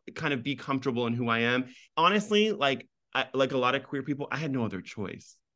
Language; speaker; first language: English; early bilingual, other home language; Persian